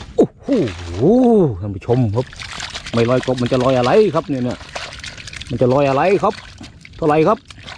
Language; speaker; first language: Thai; native; Thai